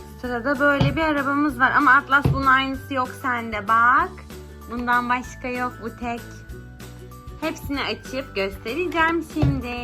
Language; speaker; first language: Turkish; native; Turkish